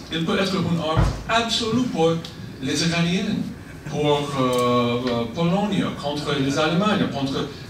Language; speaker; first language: French; non-native, fluent; Persian